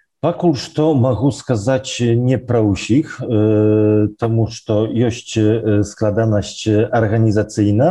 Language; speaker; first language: Belarusian; non-native, local second language; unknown